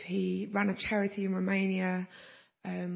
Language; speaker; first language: English; native; English